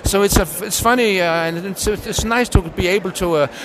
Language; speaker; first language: English; non-native, fluent; Danish